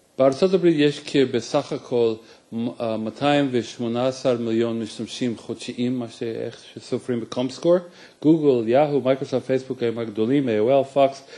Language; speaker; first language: Hebrew; non-native, fluent; English